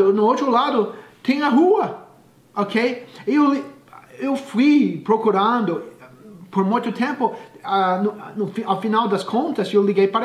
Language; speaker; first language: Portuguese; non-native, fluent; English